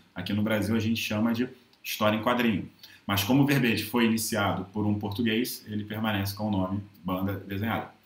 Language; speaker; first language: Portuguese; native; Portuguese